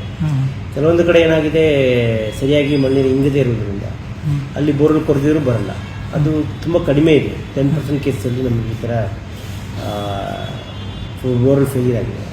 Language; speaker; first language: Kannada; native; Kannada